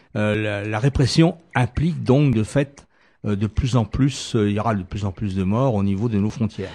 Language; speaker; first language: French; native; French